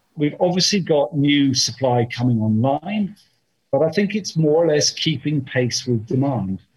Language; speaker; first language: English; native; English